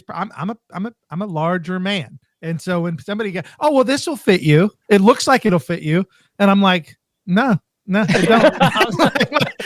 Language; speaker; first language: English; native; English